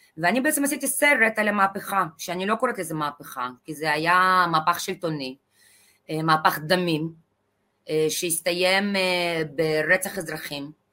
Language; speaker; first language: Hebrew; non-native, fluent; Russian